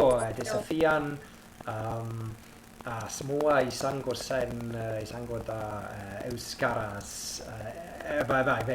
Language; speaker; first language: Basque; non-native, learner; English